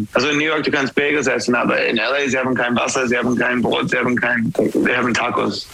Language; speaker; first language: German; non-native, learner; English